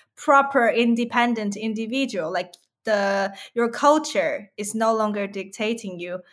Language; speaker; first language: English; non-native, fluent; Chinese